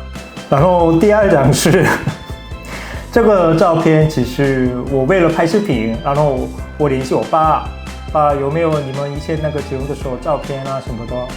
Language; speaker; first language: Chinese; non-native, fluent; Korean